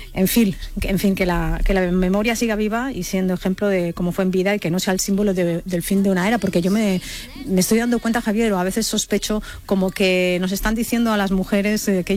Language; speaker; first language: Spanish; native; Spanish